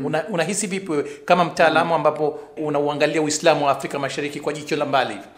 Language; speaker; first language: Swahili; native; Swahili